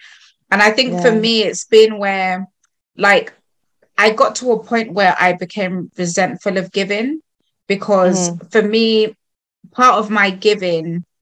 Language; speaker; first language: English; non-native, local second language; Krio